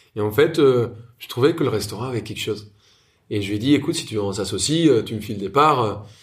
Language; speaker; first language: French; non-native, fluent; Spanish